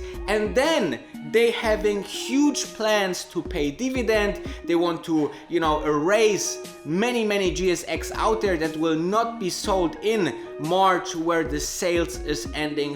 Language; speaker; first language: English; non-native, fluent; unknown